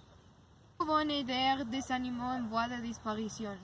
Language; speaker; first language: French; non-native, learner; Spanish